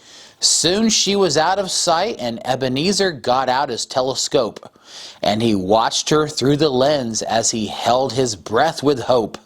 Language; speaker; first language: English; native; English